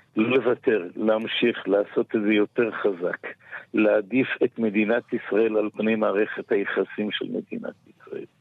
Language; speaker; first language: Hebrew; native; Hebrew